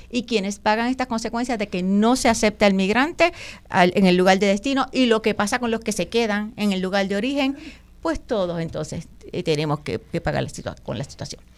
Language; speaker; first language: Spanish; native; Spanish